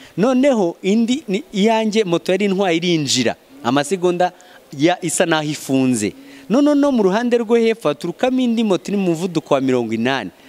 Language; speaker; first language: Kinyarwanda; native; Kinyarwanda